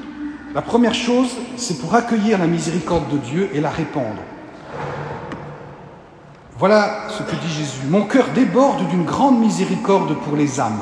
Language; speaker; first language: French; native; French